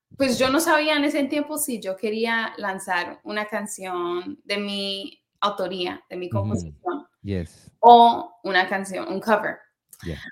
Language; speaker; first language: Spanish; early bilingual, heritage; Spanish